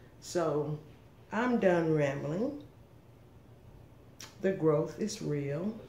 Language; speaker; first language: English; native; English